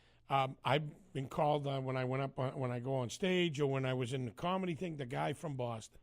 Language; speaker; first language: English; native; English